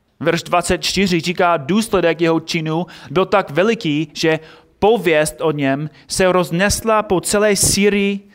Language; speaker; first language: Czech; non-native, fluent; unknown